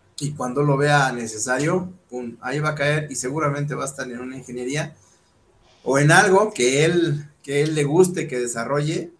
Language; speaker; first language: Spanish; native; Spanish